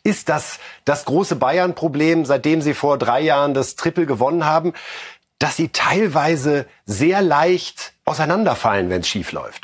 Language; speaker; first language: German; native; German